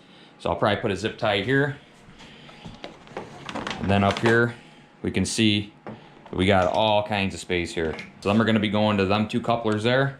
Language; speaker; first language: English; native; English